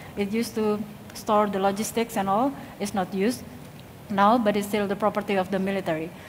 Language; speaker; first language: English; non-native, fluent; Indonesian